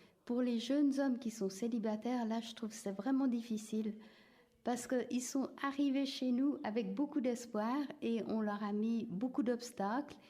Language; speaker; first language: French; native; French